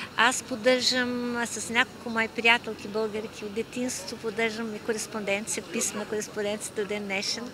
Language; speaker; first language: Bulgarian; early bilingual, heritage; Bulgarian